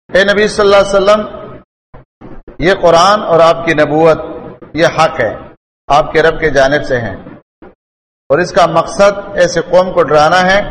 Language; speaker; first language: Urdu; non-native, local second language; Pashto